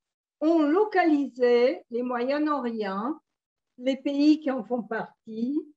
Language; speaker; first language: French; non-native, fluent; Portuguese